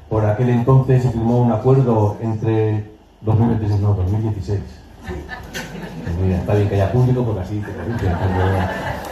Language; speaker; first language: Spanish; native; Spanish